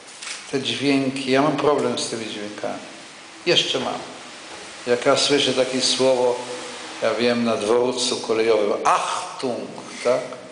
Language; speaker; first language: Polish; non-native, local second language; Yiddish